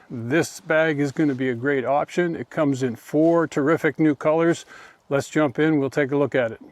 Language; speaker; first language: English; native; English